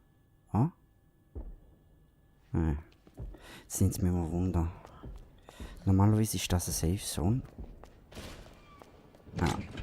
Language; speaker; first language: German; native; German